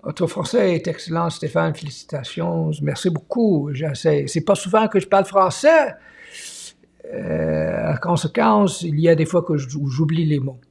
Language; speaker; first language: French; non-native, fluent; English